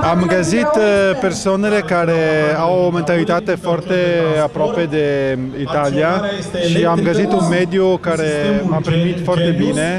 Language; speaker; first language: Romanian; non-native, fluent; Italian